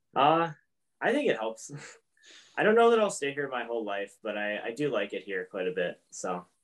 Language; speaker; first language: English; native; English